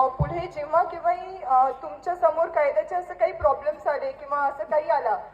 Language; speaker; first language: Marathi; non-native, local second language; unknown